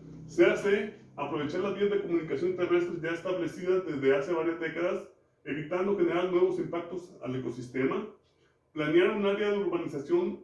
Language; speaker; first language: Spanish; native; Spanish